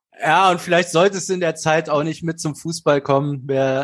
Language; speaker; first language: German; native; German